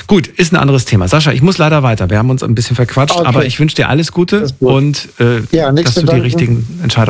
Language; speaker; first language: German; native; German